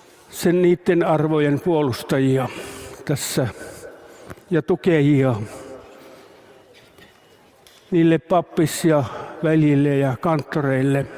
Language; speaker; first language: Finnish; native; Finnish